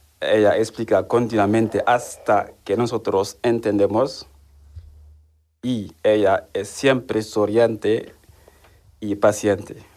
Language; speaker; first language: Spanish; non-native, learner; Wolof